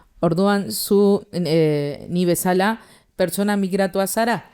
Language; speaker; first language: Basque; non-native, fluent; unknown